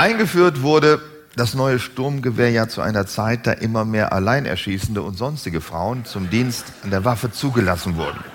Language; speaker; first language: German; native; German